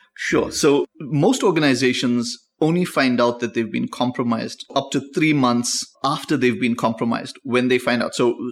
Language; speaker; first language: English; native; English